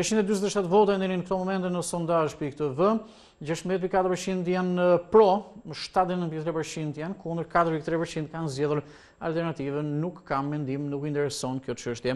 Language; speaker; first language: Albanian; native; Albanian